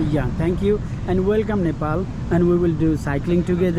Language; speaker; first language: English; non-native, learner; Nepali